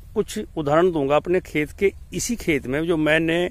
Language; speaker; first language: Hindi; native; Hindi